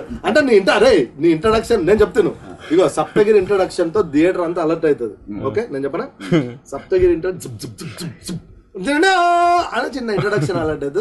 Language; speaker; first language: Telugu; native; Telugu